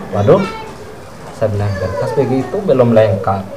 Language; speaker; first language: Indonesian; non-native, fluent; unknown